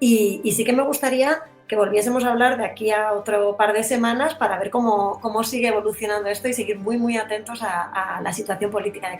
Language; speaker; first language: Spanish; native; Spanish